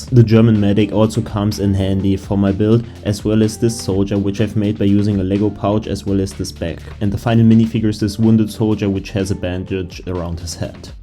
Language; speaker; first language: English; non-native, fluent; German